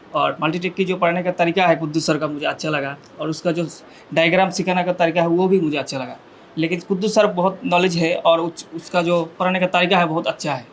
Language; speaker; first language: Hindi; non-native, local second language; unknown